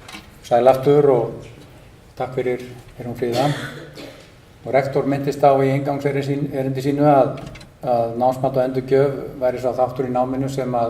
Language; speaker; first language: Icelandic; native; Icelandic